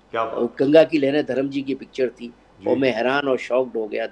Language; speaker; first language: Hindi; native; Hindi